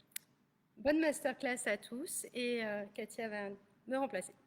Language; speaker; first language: French; native; French